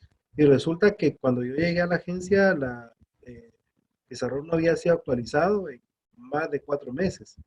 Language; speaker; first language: Spanish; native; Spanish